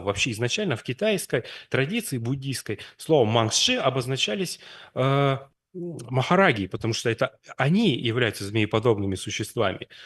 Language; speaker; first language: Russian; native; Russian